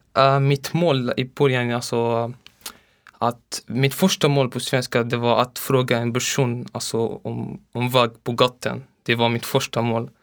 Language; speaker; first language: Swedish; non-native, learner; Arabic